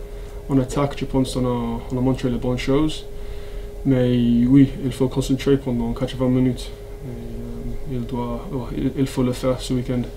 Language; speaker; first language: French; non-native, fluent; English